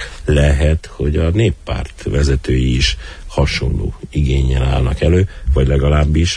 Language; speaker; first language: Hungarian; native; Hungarian